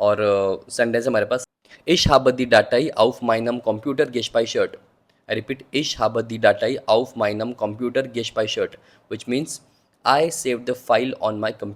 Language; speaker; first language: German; non-native, learner; Hindi